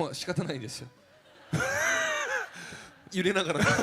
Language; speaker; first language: Japanese; non-native, fluent; Korean